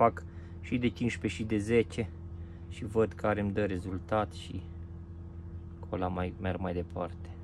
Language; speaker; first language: Romanian; native; Romanian